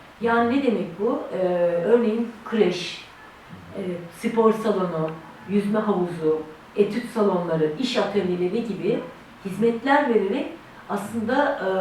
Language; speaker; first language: Turkish; native; Turkish